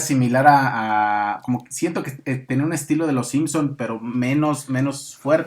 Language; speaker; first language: Spanish; native; Spanish